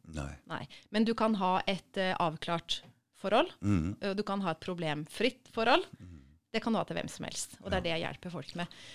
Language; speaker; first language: Norwegian; native; Norwegian